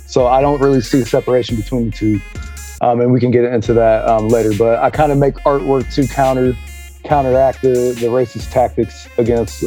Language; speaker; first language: English; native; English